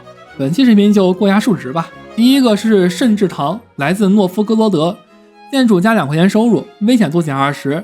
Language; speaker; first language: Chinese; native; Chinese